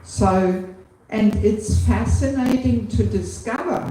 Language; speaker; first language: English; non-native, fluent; German